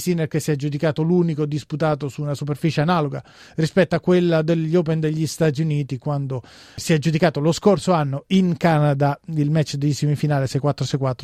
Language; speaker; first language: Italian; native; Italian